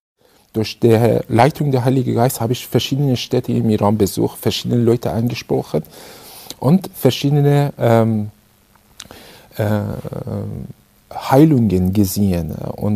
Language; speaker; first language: German; non-native, fluent; Persian